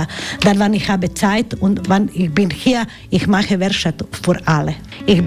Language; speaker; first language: German; non-native, learner; Croatian